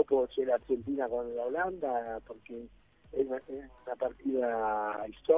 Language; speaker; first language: Italian; non-native, fluent; Spanish